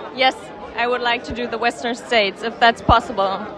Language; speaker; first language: English; non-native, fluent; Dutch